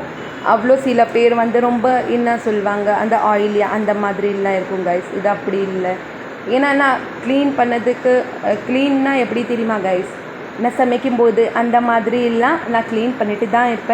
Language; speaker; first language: Tamil; non-native, local second language; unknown